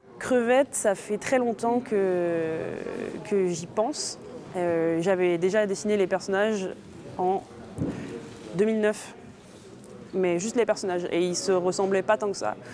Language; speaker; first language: French; native; French